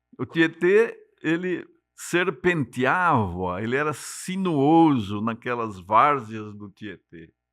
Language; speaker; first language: Portuguese; native; Portuguese